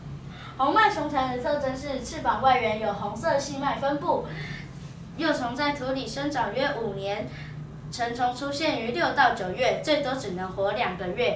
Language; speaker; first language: Chinese; native; Chinese